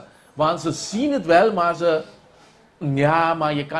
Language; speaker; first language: Dutch; non-native, local second language; Papiamento